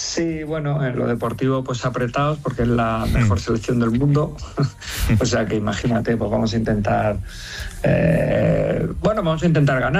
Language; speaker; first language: Spanish; native; Spanish